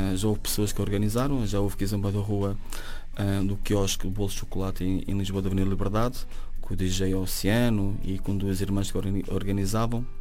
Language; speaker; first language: Portuguese; native; Portuguese